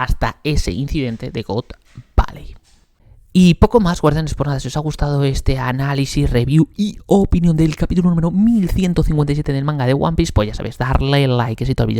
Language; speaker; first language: Spanish; native; Spanish